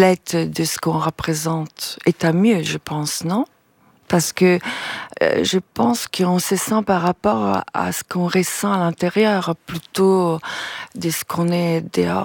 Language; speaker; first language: French; non-native, fluent; Italian